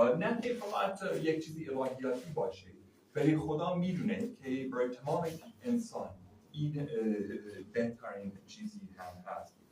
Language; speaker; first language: Persian; non-native, fluent; English